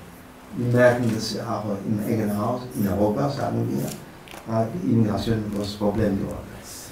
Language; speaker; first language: German; non-native, fluent; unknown